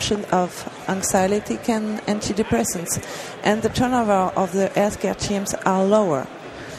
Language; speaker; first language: English; non-native, learner; French